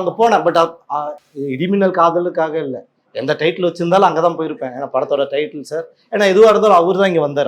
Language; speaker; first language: Tamil; native; Tamil